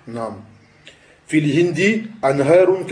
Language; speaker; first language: Arabic; non-native, fluent; French